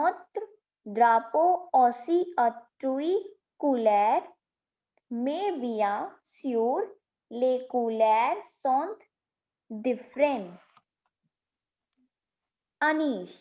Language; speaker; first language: French; non-native, learner; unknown